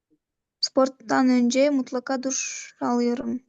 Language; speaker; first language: Turkish; non-native, learner; Kyrgyz